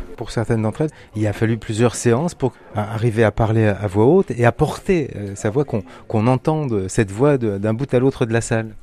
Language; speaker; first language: French; native; French